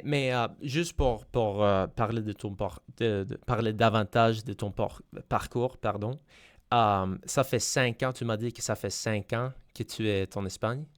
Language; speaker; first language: French; non-native, fluent; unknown